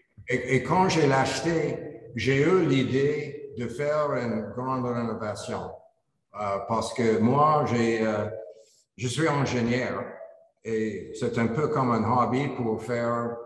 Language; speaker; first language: French; non-native, learner; English